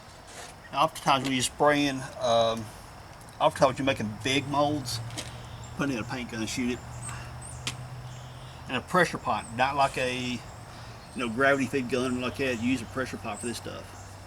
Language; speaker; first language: English; native; English